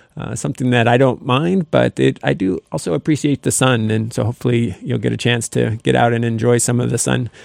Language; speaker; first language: English; native; English